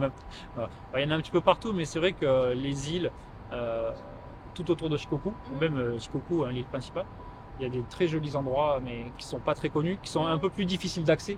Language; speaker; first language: French; native; French